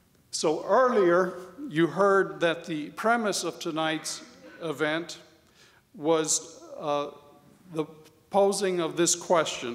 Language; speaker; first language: English; early bilingual, other home language; Spanish